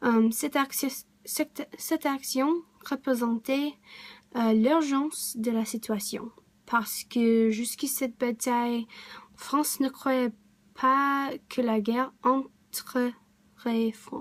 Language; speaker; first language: French; non-native, learner; English